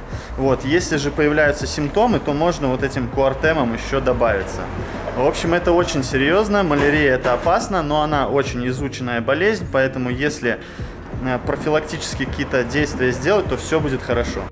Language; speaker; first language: Russian; native; Russian